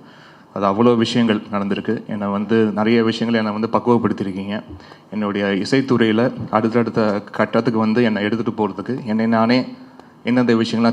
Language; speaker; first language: Tamil; native; Tamil